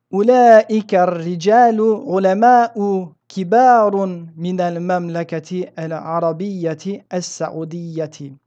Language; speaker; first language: Arabic; non-native, fluent; French